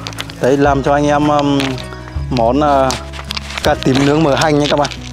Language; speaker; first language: Vietnamese; native; Vietnamese